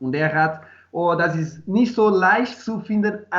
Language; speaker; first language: German; non-native, learner; Portuguese